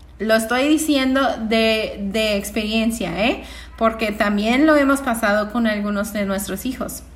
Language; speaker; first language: Spanish; non-native, fluent; English